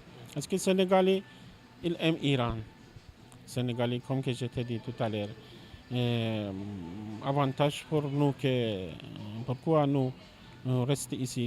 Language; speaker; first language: French; non-native, learner; Persian